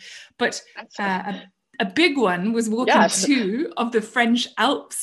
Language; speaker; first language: English; native; English